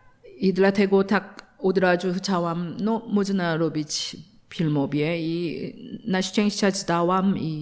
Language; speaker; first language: Polish; non-native, learner; Korean